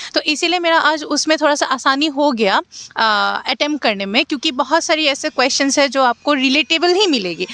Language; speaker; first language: Hindi; non-native, local second language; Assamese